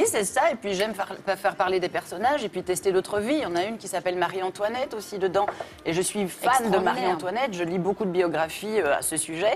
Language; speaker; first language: French; native; French